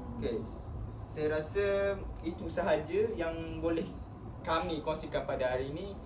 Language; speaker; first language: Malay; native; Malay